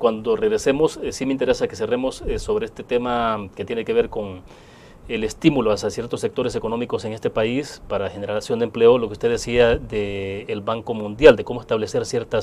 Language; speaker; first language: Spanish; native; Spanish